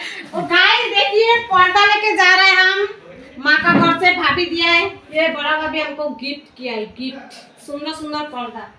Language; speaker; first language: Hindi; non-native, local second language; Bangla